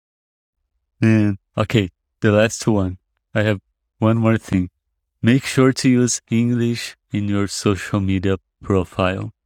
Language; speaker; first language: English; non-native, fluent; Portuguese